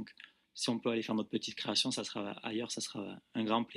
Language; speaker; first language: French; native; French